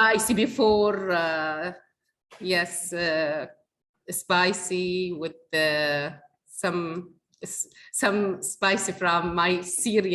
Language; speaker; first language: English; non-native, learner; Arabic